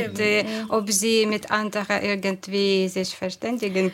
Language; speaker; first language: German; non-native, fluent; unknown